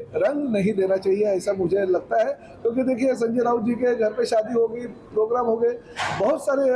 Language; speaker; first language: Hindi; non-native, local second language; Marathi